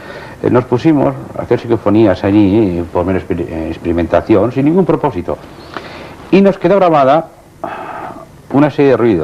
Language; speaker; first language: Spanish; native; Spanish